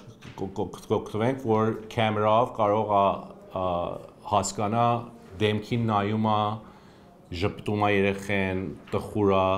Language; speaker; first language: Armenian; early bilingual, heritage; Armenian